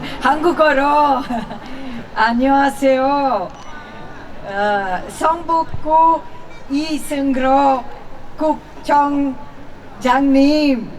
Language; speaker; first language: Korean; non-native, learner; Italian